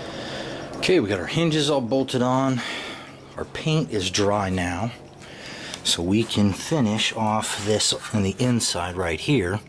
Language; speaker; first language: English; native; English